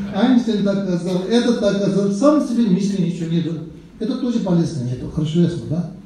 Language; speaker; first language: Russian; non-native, learner; Tibetan